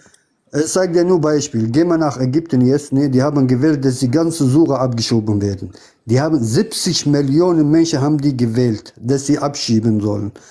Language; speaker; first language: German; non-native, fluent; Arabic